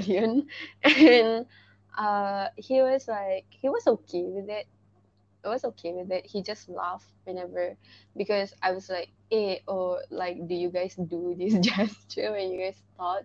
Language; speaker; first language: English; non-native, local second language; Malay